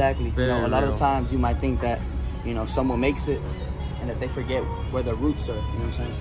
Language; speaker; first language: English; native; English